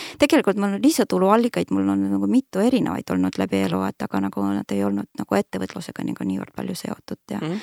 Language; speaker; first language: Estonian; non-native, local second language; Russian